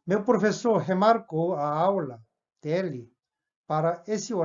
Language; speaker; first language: Portuguese; non-native, fluent; Korean